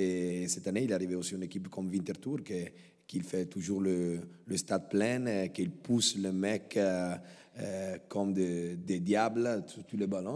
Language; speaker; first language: French; non-native, local second language; Italian